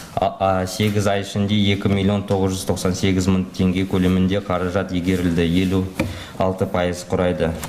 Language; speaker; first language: Kazakh; native; Kazakh